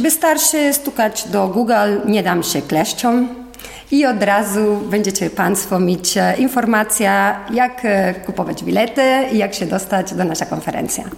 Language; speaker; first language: Polish; non-native, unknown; Spanish